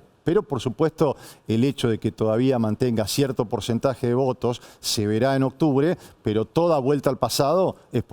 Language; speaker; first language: Spanish; native; Spanish